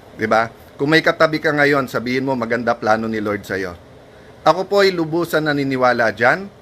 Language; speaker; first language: Filipino; native; Filipino